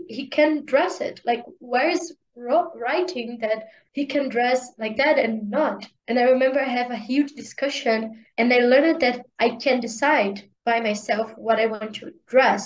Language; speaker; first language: English; non-native, learner; Portuguese